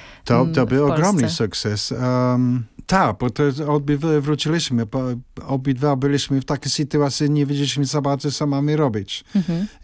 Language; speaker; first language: Polish; non-native, fluent; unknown